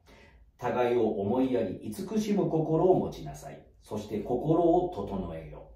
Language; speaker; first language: Japanese; native; Japanese